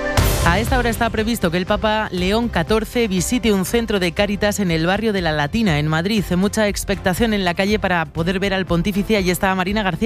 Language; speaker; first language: Spanish; native; Spanish